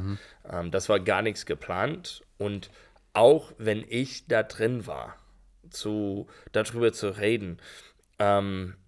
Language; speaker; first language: German; non-native, learner; English